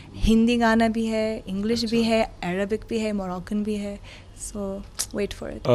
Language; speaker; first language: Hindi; non-native, learner; Arabic